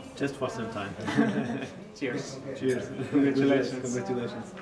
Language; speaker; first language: English; non-native, fluent; Bulgarian